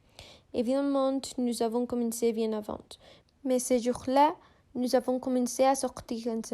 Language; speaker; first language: French; non-native, learner; Spanish